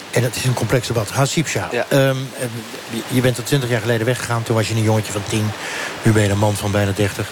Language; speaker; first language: Dutch; native; Dutch